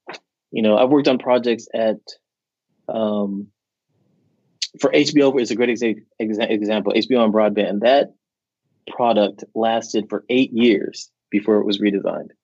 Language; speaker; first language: English; native; English